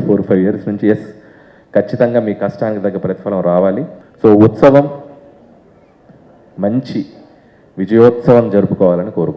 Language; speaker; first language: Telugu; native; Telugu